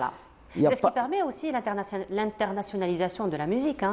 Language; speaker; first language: French; native; French